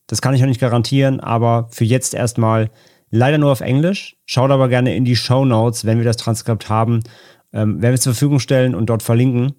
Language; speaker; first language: German; native; German